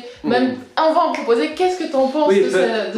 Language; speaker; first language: French; early bilingual, other home language; English